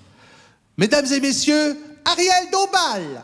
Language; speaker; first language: French; native; French